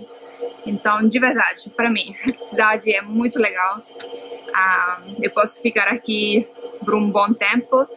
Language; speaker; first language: Portuguese; non-native, fluent; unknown